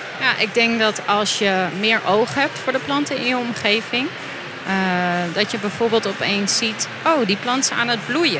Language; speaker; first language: Dutch; native; Dutch